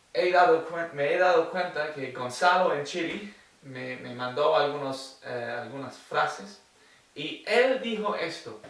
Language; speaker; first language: Spanish; non-native, learner; English